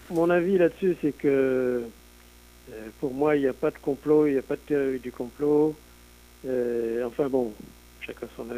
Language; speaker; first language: French; native; French